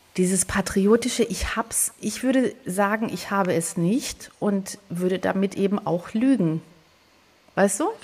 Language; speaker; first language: German; early bilingual, other home language; Greek